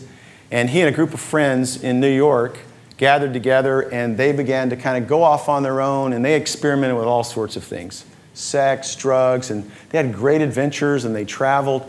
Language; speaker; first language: English; native; English